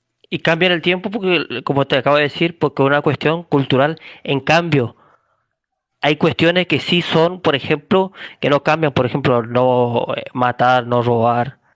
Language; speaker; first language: Spanish; native; Spanish